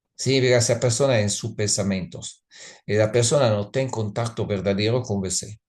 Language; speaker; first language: Spanish; non-native, learner; Italian